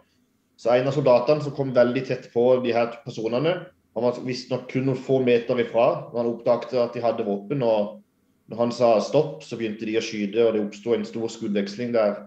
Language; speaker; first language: Norwegian; native; Norwegian